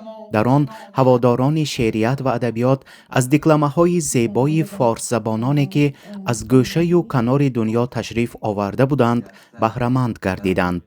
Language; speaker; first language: Persian; native; Persian